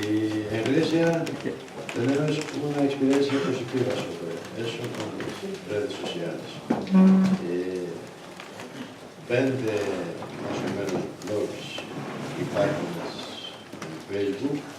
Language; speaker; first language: Spanish; non-native, learner; Greek